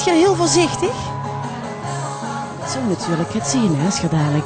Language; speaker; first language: Dutch; native; Dutch